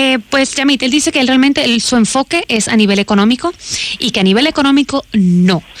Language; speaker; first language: Spanish; native; Spanish